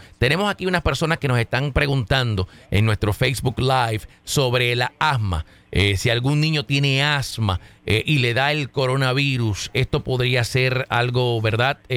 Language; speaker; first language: Spanish; native; Spanish